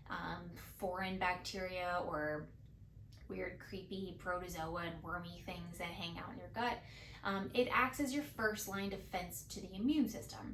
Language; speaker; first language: English; native; English